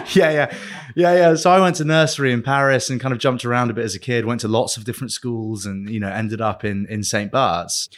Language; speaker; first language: English; early bilingual, other home language; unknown